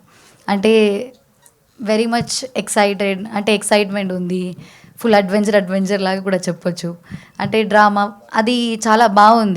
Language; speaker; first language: Telugu; non-native, learner; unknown